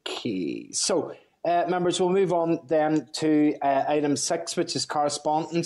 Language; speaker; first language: English; native; English